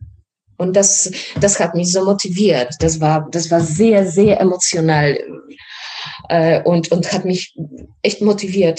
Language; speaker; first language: German; non-native, fluent; Polish